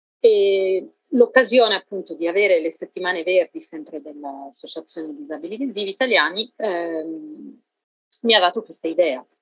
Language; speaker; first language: Italian; native; Italian